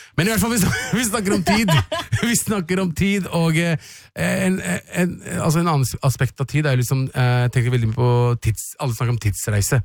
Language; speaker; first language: Norwegian; native; Norwegian